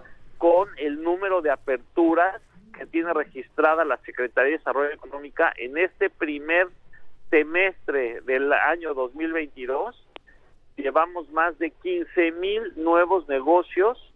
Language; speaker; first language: Spanish; native; Spanish